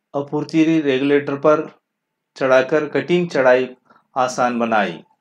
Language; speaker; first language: Hindi; non-native, local second language; Kannada